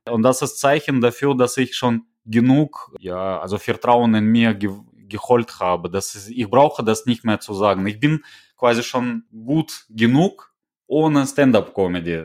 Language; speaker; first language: German; non-native, fluent; Russian